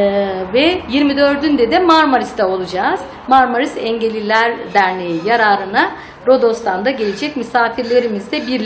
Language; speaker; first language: Turkish; native; Turkish